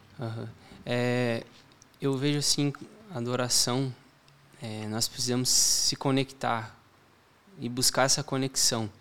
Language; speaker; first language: Portuguese; native; Portuguese